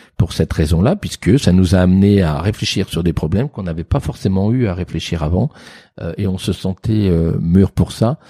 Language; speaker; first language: French; native; French